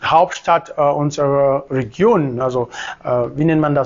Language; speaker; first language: German; non-native, fluent; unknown